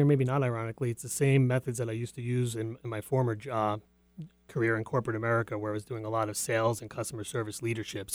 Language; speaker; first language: English; native; English